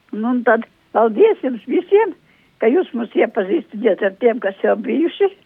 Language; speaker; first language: Latvian; native; Latvian